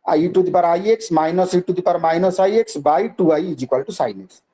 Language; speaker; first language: English; non-native, local second language; Hindi